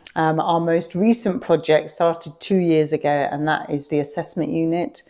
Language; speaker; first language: English; native; English